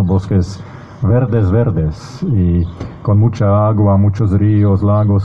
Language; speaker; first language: Spanish; non-native, fluent; Slovak